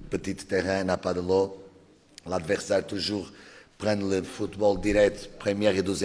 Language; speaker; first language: French; non-native, learner; Portuguese